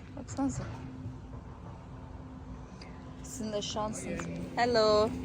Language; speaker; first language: Turkish; native; Turkish